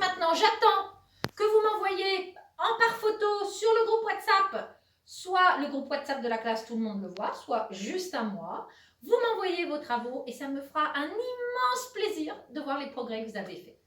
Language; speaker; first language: French; native; French